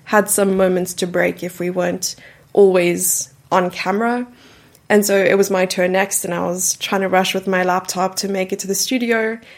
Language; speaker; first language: English; native; English